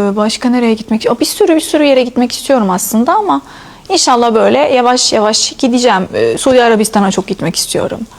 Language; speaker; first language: Turkish; non-native, fluent; Arabic